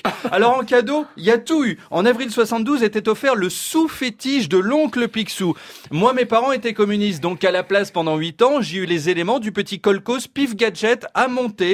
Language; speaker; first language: French; native; French